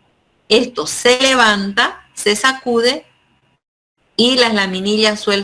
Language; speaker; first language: Spanish; native; Spanish